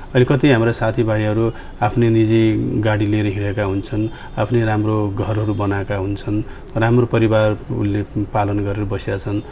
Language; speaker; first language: Nepali; non-native, local second language; Newari